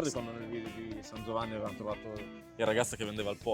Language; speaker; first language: Italian; native; Italian